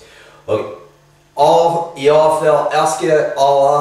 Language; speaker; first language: Swedish; non-native, fluent; English